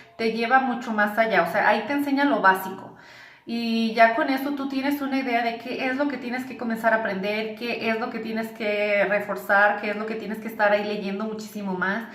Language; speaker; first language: Spanish; native; Spanish